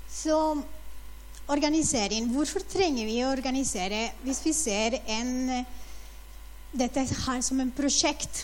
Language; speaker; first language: Norwegian; non-native, fluent; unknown